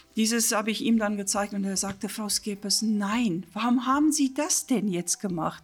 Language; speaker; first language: German; non-native, fluent; Afrikaans